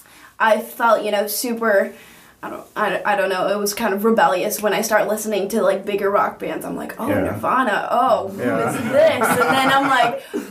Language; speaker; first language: English; native; English